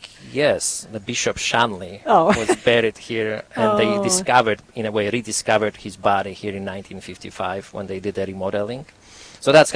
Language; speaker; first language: English; non-native, fluent; Polish